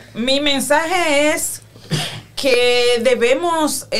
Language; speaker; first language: Spanish; native; Spanish